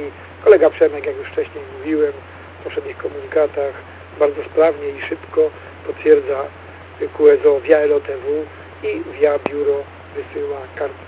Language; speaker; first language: Polish; native; Polish